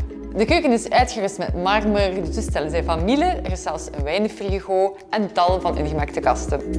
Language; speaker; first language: Dutch; native; Dutch